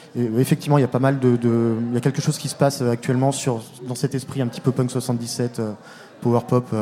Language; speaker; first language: French; native; French